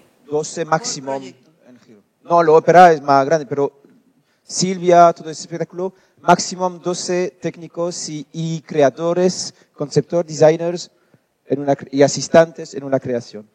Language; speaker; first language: Spanish; non-native, learner; French